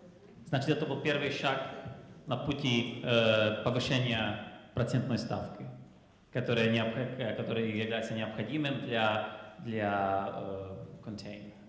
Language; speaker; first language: Russian; non-native, fluent; Czech